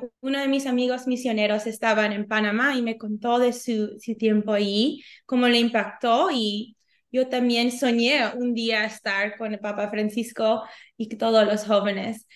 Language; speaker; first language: Spanish; early bilingual, heritage; Spanish